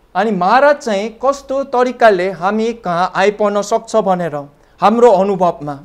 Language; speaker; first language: Nepali; non-native, fluent; Korean